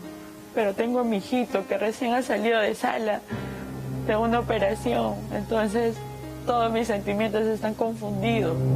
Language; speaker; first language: Spanish; native; Spanish